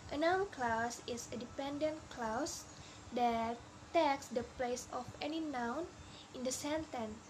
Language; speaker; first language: English; non-native, learner; Indonesian